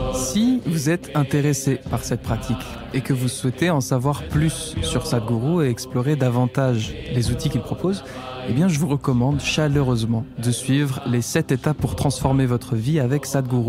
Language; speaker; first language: French; native; French